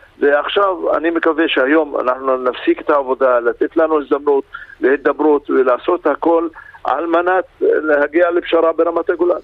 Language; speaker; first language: Hebrew; non-native, local second language; Arabic